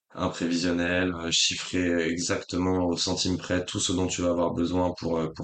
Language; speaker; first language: French; native; French